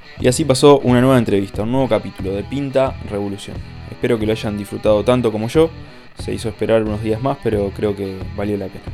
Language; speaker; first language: Spanish; native; Spanish